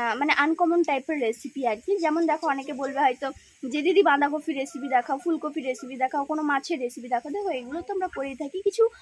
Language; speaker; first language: Bangla; non-native, local second language; Santali